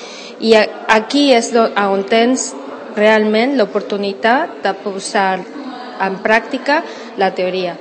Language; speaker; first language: Catalan; non-native, local second language; Spanish